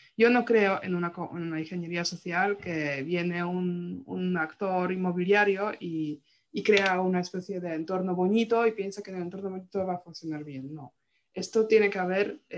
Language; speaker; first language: Spanish; non-native, fluent; Polish